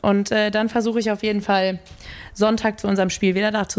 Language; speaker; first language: German; native; German